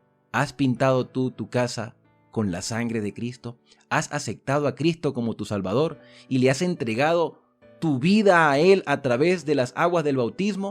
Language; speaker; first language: Spanish; native; Spanish